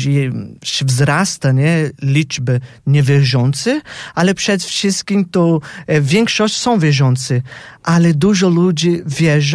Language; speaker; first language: Polish; non-native, fluent; Portuguese